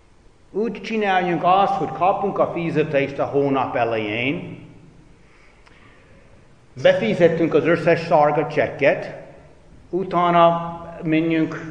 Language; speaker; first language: Hungarian; non-native, fluent; English